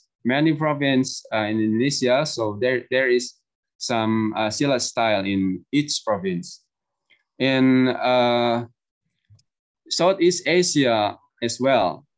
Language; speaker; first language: English; non-native, learner; Indonesian